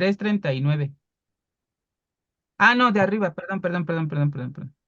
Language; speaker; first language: Spanish; native; Spanish